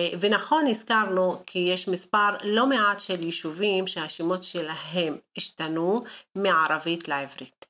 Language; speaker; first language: Hebrew; non-native, local second language; Arabic